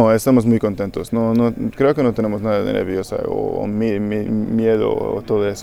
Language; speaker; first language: Spanish; non-native, learner; Hungarian